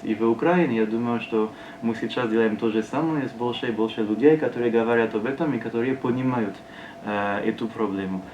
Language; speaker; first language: Russian; non-native, learner; French